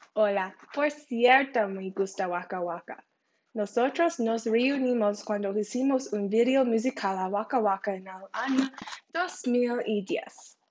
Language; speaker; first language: Spanish; non-native, learner; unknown